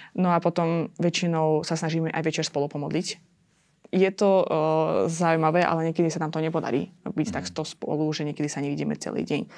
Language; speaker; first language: Slovak; non-native, fluent; Azerbaijani